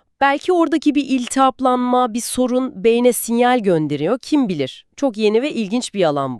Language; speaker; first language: Turkish; native; Turkish